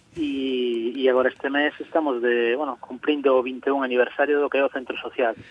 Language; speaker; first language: Galician; non-native, local second language; Spanish